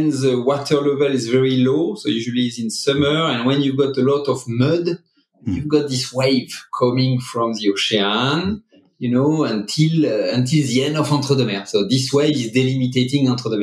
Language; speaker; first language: English; non-native, fluent; French